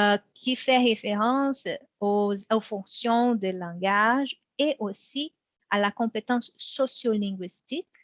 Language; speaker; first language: French; non-native, fluent; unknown